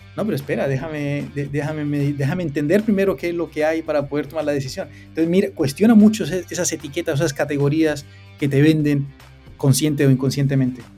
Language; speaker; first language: Spanish; native; Spanish